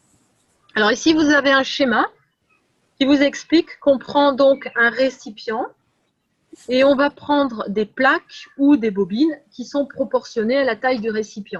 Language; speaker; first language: French; native; French